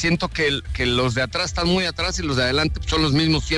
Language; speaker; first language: Spanish; native; Spanish